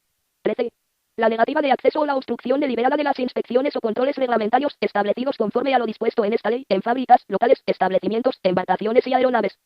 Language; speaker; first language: Spanish; native; Spanish